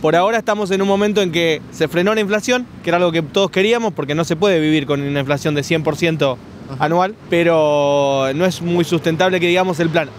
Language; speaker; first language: Spanish; native; Spanish